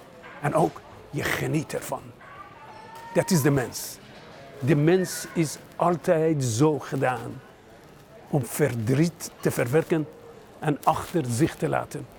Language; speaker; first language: Dutch; non-native, fluent; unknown